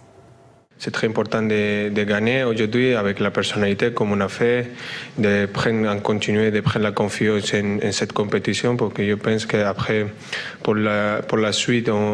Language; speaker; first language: French; non-native, learner; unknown